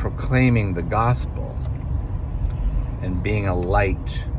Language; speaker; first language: English; native; English